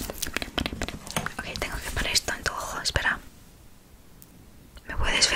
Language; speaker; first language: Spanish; non-native, learner; English